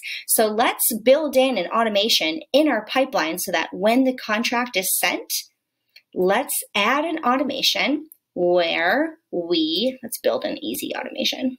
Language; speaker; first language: English; native; English